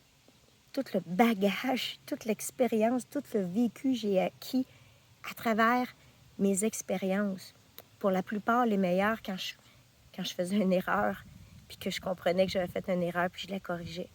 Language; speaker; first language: French; native; French